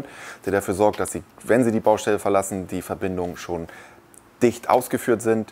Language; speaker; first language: German; native; German